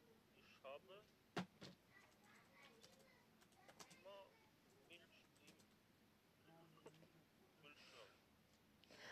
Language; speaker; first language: German; non-native, learner; Macedonian